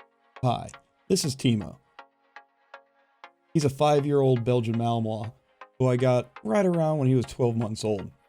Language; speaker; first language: English; native; English